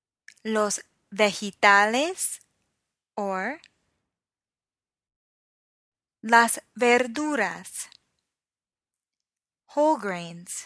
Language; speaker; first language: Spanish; non-native, fluent; English